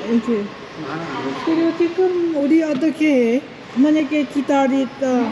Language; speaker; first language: Korean; non-native, learner; Lao